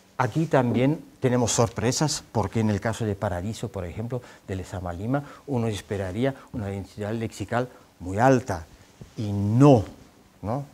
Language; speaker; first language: Spanish; non-native, fluent; Dutch